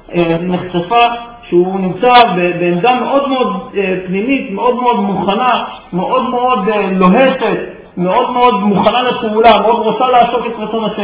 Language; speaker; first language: Hebrew; native; Hebrew